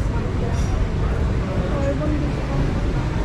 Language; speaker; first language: English; non-native, learner; Russian